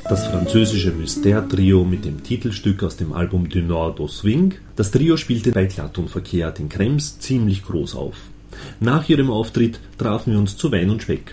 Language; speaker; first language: German; native; German